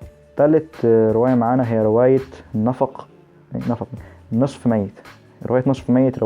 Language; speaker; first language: Arabic; native; Arabic